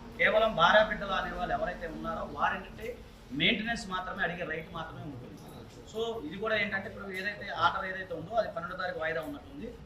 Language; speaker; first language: Telugu; native; Telugu